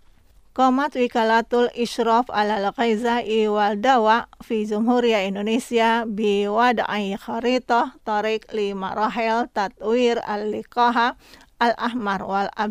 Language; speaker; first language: Arabic; non-native, fluent; Indonesian